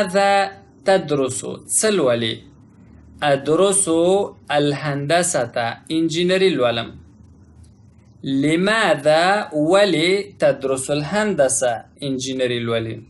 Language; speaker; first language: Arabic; non-native, fluent; Pashto